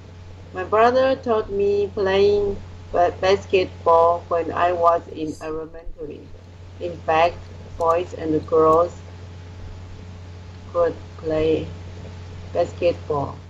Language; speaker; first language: English; non-native, learner; Chinese